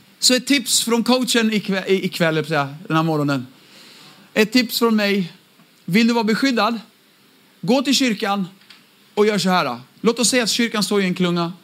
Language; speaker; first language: Swedish; early bilingual, other home language; Aramaic